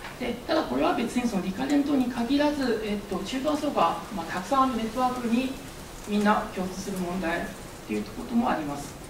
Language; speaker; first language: Japanese; early bilingual, other home language; Chinese